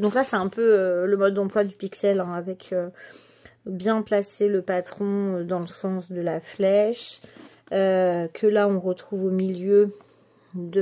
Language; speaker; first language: French; native; French